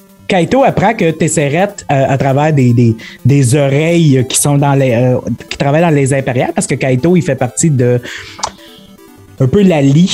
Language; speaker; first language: French; native; French